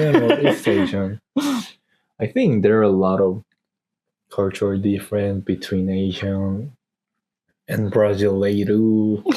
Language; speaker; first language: English; non-native, learner; Korean